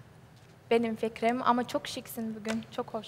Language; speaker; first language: Turkish; non-native, learner; English